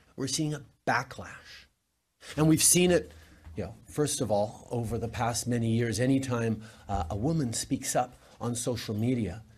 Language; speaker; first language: English; native; English